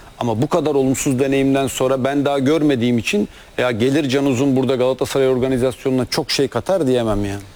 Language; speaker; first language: Turkish; native; Turkish